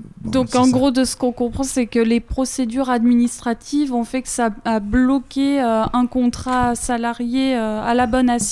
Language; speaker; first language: French; native; French